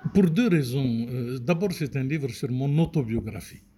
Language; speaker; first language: French; non-native, local second language; Arabic